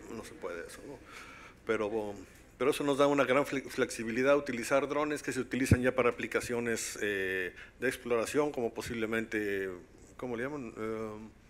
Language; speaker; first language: Spanish; native; Spanish